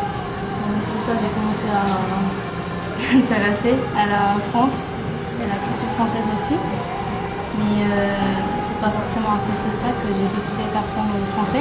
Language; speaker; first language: French; non-native, fluent; Korean